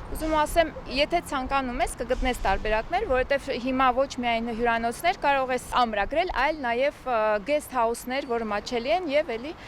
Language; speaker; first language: Armenian; native; Armenian